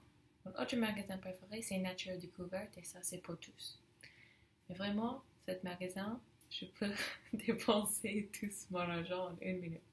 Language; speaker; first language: French; non-native, learner; English